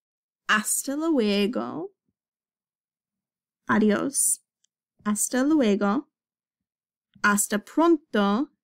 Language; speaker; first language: Spanish; non-native, fluent; English